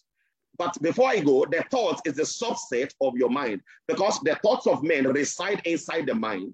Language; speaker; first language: English; non-native, local second language; Yoruba